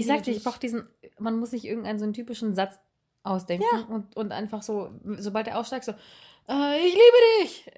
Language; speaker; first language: German; native; German